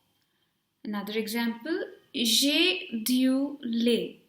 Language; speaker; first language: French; non-native, fluent; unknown